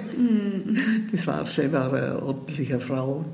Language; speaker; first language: German; native; German